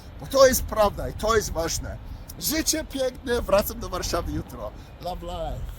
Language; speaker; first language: Polish; early bilingual, heritage; English